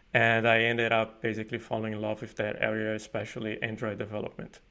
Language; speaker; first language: English; non-native, fluent; Portuguese